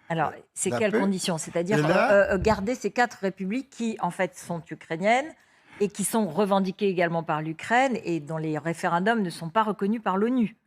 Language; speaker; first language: French; native; French